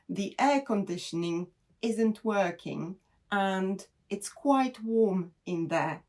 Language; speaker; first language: English; non-native, fluent; Polish